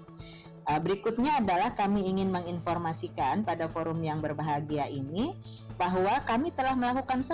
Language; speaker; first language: Indonesian; native; Indonesian